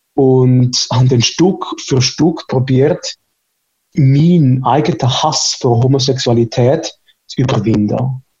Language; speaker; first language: German; early bilingual, other home language; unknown